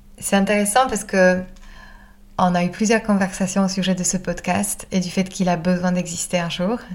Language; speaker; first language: French; non-native, fluent; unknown